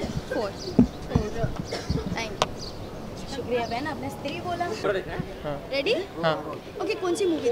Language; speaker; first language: Hindi; native; Hindi